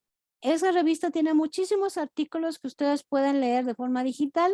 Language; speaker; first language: Spanish; native; Spanish